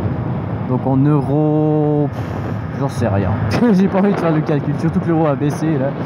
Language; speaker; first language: French; native; French